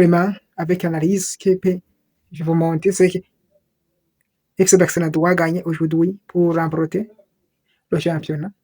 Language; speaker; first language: French; non-native, local second language; Kinyarwanda